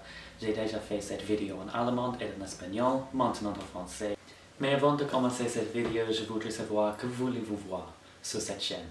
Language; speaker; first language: French; non-native, fluent; English